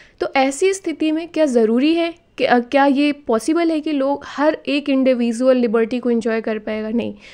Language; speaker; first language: Hindi; native; Hindi